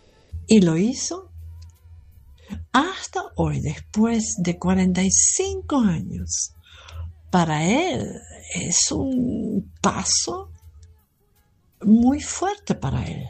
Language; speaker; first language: Spanish; non-native, fluent; German